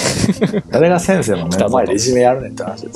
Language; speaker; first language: Japanese; native; Japanese